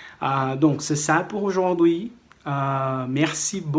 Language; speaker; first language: French; non-native, fluent; Portuguese